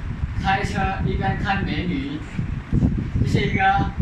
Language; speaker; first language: Chinese; non-native, fluent; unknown